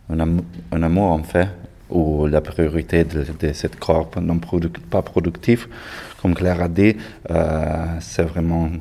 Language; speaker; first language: French; non-native, learner; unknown